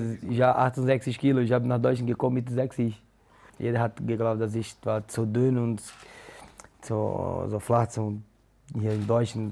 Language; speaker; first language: German; non-native, learner; Portuguese